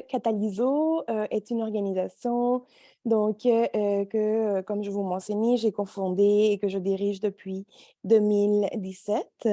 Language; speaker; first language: French; native; French